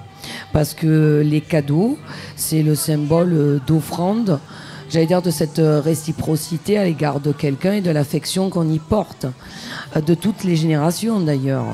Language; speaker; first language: French; native; French